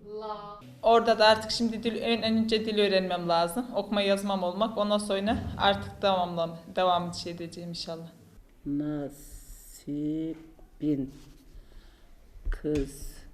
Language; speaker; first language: Turkish; non-native, learner; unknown